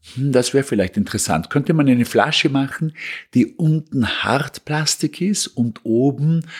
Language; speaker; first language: German; native; German